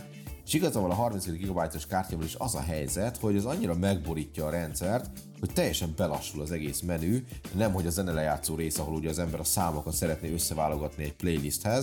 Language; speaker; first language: Hungarian; native; Hungarian